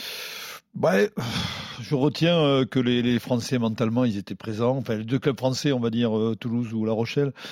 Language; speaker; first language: French; native; French